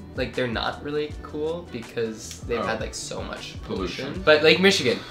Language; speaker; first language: English; native; English